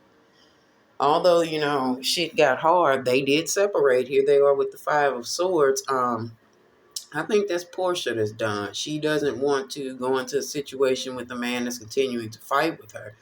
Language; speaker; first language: English; native; English